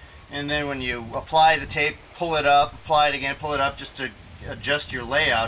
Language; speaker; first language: English; native; English